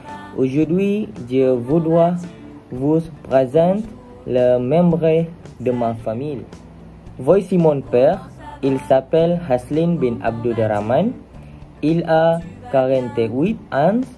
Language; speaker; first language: French; non-native, learner; Malay